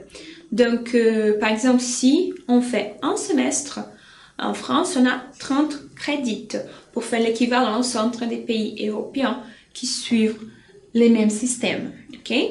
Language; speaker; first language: French; non-native, fluent; Portuguese